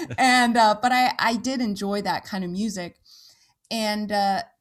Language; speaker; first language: English; native; English